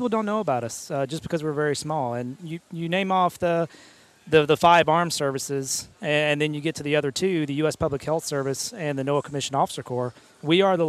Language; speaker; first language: English; native; English